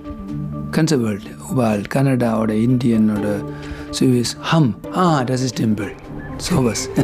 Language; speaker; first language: German; non-native, learner; Tamil